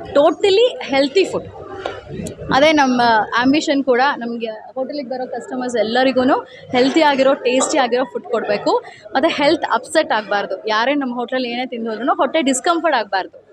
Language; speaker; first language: Kannada; native; Kannada